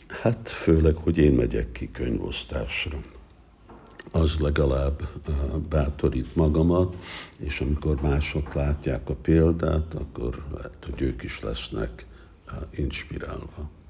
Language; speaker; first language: Hungarian; early bilingual, heritage; Hungarian